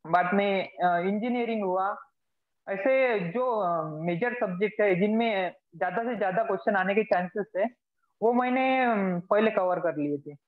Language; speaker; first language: Hindi; non-native, local second language; Marathi